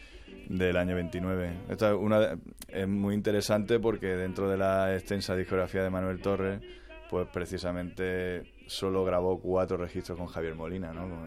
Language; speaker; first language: Spanish; native; Spanish